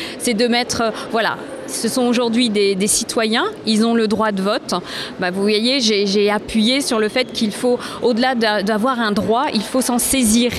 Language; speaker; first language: French; native; French